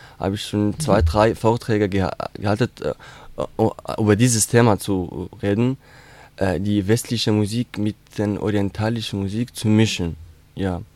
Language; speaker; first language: German; non-native, learner; Kurdish